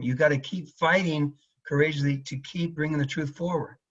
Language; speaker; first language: English; native; English